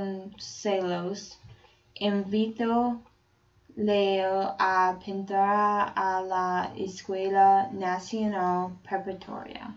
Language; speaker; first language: Spanish; non-native, learner; English